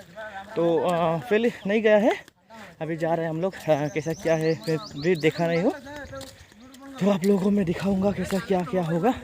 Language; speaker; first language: Hindi; non-native, local second language; Nepali